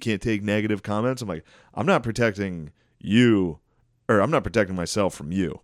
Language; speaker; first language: English; native; English